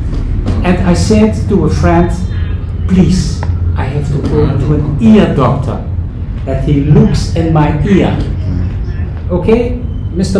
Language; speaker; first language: English; non-native, fluent; Dutch